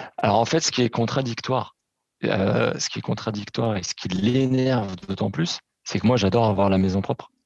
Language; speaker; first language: French; early bilingual, other home language; Portuguese